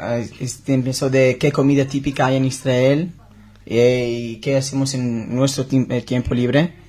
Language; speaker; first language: Spanish; non-native, learner; Hebrew